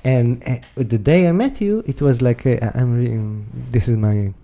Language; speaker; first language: English; non-native, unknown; Hebrew